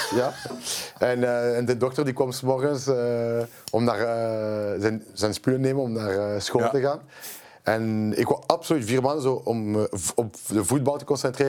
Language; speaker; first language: Dutch; non-native, local second language; French